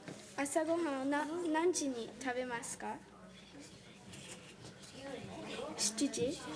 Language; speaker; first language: Japanese; non-native, learner; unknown